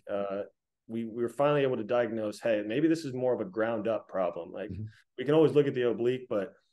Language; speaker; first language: English; native; English